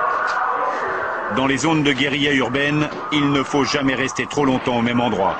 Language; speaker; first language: French; native; French